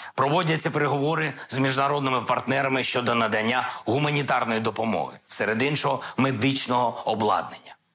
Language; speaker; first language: Ukrainian; non-native, local second language; Russian